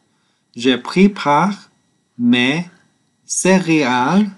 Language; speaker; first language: French; non-native, learner; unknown